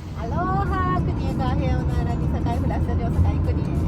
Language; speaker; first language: Japanese; native; Japanese